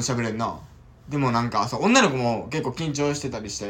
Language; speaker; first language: Japanese; native; Japanese